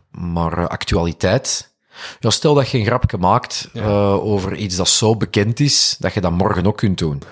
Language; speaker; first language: Dutch; native; Dutch